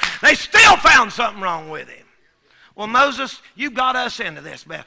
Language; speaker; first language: English; native; English